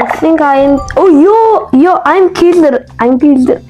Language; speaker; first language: English; non-native, learner; Mongolian